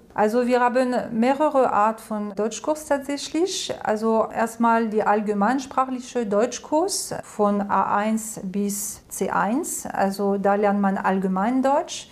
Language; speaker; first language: German; non-native, fluent; French